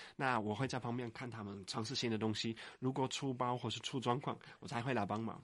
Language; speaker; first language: Chinese; non-native, fluent; Dutch